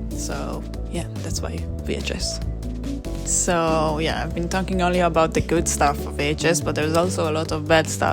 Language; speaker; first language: English; non-native, fluent; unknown